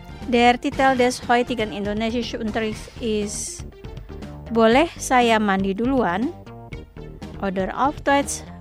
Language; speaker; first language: German; non-native, fluent; Indonesian